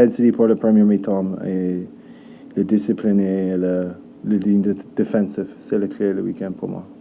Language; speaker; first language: French; non-native, learner; English